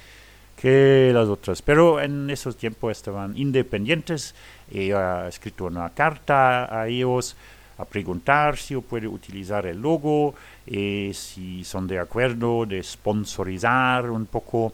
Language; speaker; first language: Spanish; non-native, learner; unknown